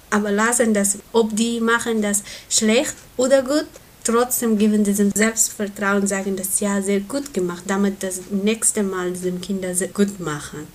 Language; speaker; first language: German; non-native, learner; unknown